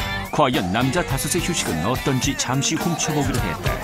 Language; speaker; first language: Korean; native; Korean